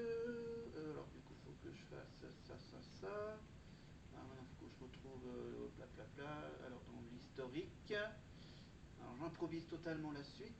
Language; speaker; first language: French; native; French